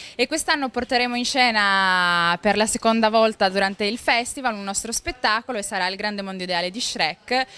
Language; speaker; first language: Italian; native; Italian